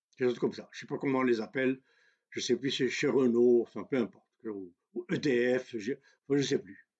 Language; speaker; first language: French; non-native, local second language; Kabyle